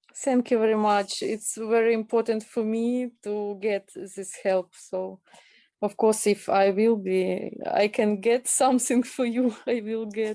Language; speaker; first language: English; non-native, learner; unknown